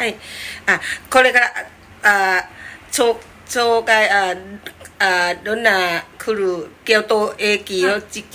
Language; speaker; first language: Japanese; non-native, learner; Thai